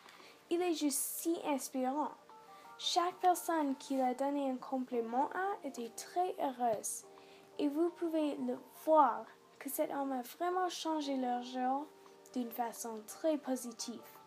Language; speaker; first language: French; non-native, local second language; English